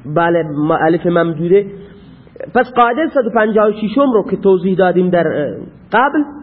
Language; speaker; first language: Persian; non-native, local second language; Baluchi